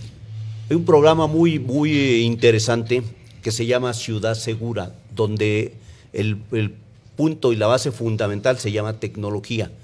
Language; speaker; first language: Spanish; native; Spanish